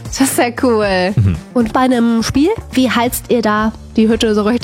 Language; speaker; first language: German; native; German